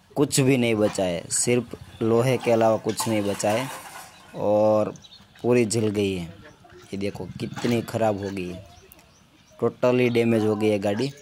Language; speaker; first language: Hindi; non-native, local second language; Gujarati